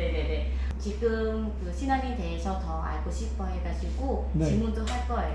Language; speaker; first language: Korean; non-native, fluent; Vietnamese